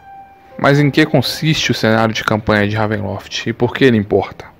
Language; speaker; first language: Portuguese; native; Portuguese